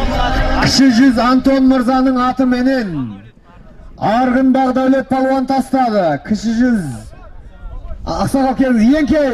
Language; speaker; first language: Kazakh; native; Kazakh